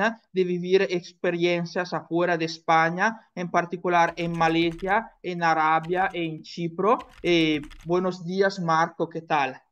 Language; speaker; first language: Spanish; non-native, learner; Italian